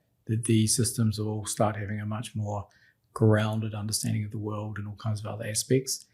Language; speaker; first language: English; native; English